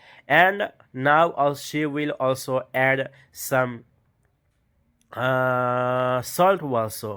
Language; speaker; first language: English; non-native, learner; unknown